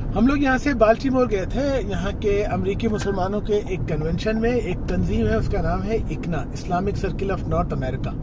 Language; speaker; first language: Urdu; native; Urdu